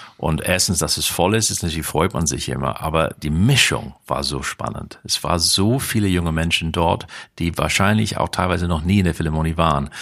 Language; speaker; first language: German; non-native, fluent; English